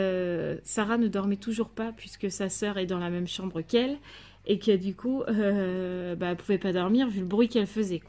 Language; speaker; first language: French; native; French